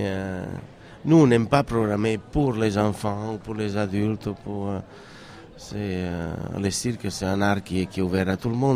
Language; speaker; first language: French; non-native, fluent; Catalan